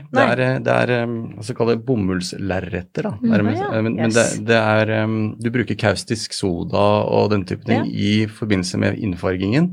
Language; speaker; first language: Norwegian; native; Norwegian